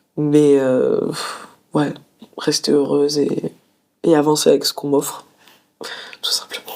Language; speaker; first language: French; native; French